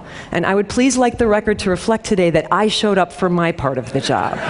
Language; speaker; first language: English; native; English